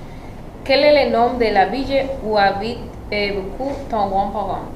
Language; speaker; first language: French; non-native, learner; Spanish